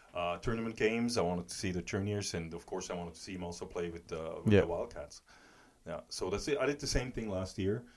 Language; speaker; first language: English; non-native, fluent; German